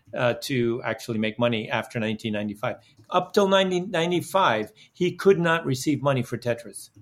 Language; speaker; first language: English; early bilingual, other home language; Dutch